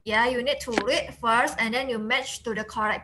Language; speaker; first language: English; non-native, fluent; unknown